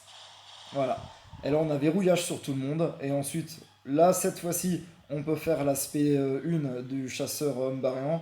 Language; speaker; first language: French; native; French